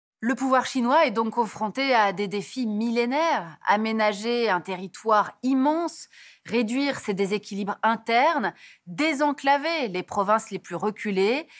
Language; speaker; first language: French; native; French